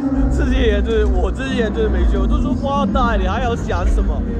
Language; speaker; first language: Chinese; native; Chinese